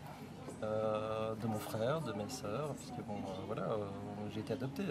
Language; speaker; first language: French; early bilingual, other home language; Korean